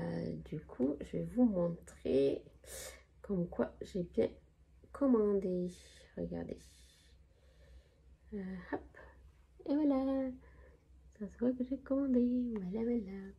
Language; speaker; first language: French; native; French